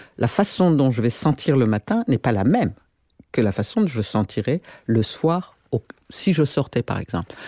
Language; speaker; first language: French; non-native, local second language; Rundi